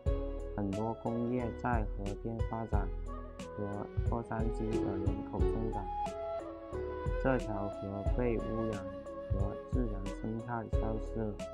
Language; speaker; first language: Chinese; non-native, learner; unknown